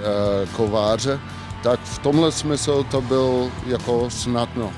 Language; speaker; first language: Czech; non-native, fluent; Dutch